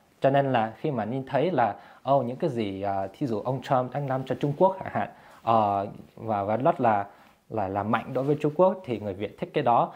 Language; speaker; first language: Vietnamese; early bilingual, heritage; Vietnamese